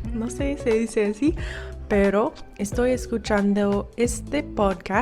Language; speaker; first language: Spanish; non-native, learner; English